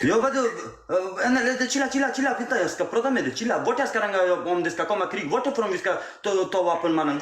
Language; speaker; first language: Swedish; non-native, learner; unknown